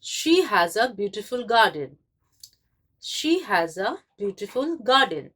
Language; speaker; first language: English; non-native, local second language; Bangla